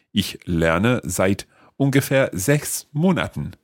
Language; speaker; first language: German; non-native, learner; English